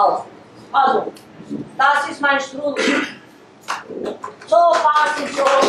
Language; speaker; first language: German; non-native, fluent; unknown